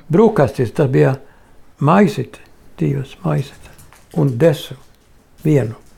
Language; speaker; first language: Latvian; non-native, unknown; Swedish